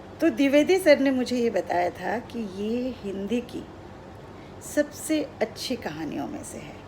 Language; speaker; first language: Hindi; non-native, local second language; Odia